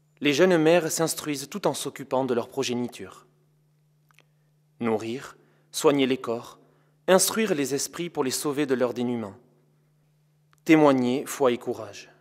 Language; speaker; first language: French; native; French